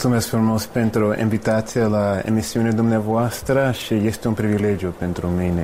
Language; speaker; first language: Romanian; non-native, fluent; English